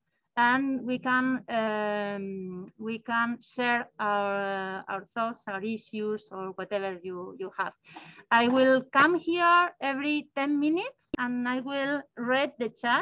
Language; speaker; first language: English; non-native, learner; Spanish